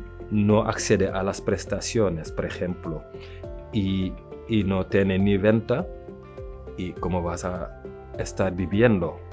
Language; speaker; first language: Spanish; non-native, fluent; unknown